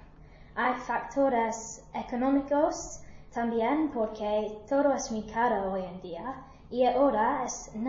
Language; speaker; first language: Spanish; non-native, learner; English